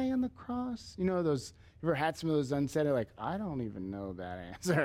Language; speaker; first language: English; native; English